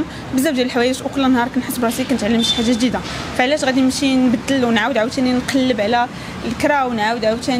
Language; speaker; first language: Arabic; native; Arabic